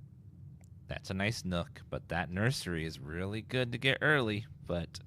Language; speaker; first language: English; native; English